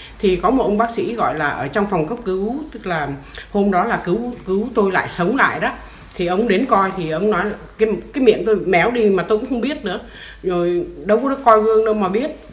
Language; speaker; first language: Vietnamese; non-native, local second language; Tày